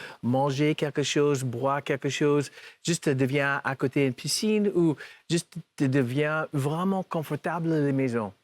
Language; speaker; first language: French; non-native, fluent; English